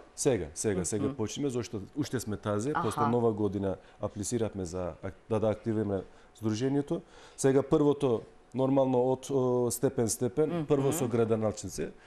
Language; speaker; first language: Macedonian; non-native, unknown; Turkish